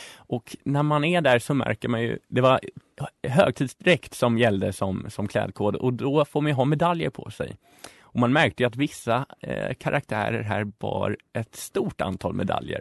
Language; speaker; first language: Swedish; native; Swedish